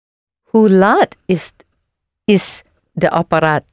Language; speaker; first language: Dutch; non-native, learner; English